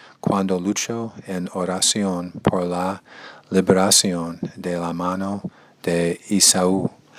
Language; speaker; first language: Spanish; non-native, learner; English